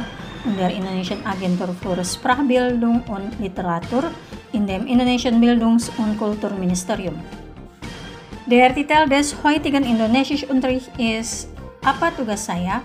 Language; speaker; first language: German; non-native, fluent; Indonesian